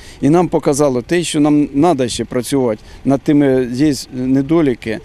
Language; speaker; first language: Ukrainian; non-native, local second language; Russian